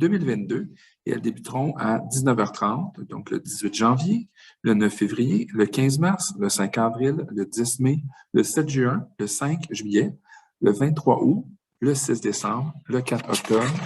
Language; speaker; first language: French; native; French